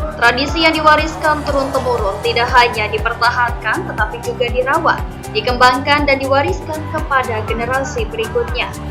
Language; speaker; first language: Indonesian; native; Indonesian